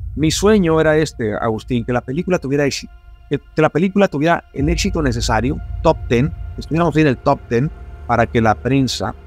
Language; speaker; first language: Spanish; native; Spanish